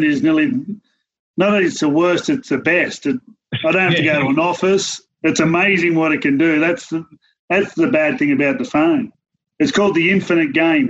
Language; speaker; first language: English; native; English